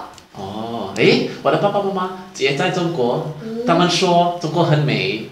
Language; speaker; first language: Chinese; non-native, learner; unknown